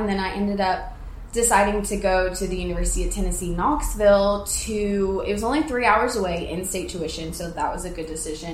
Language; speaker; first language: English; native; English